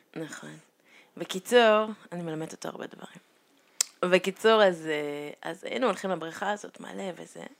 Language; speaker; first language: Hebrew; native; Hebrew